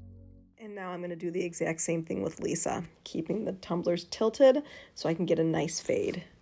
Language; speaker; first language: English; native; English